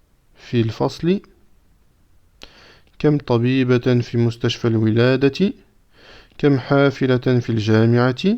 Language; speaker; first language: Arabic; non-native, fluent; French